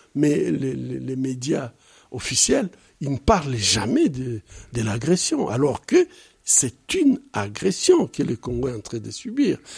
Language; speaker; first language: French; non-native, local second language; Swahili